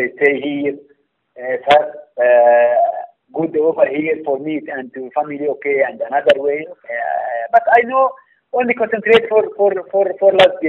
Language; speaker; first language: English; non-native, learner; Arabic